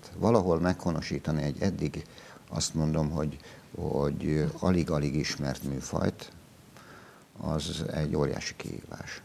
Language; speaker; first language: Hungarian; native; Hungarian